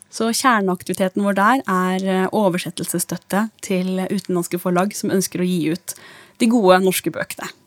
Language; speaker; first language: Norwegian; native; Norwegian